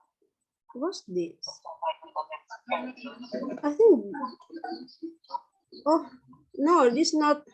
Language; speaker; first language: English; non-native, fluent; Indonesian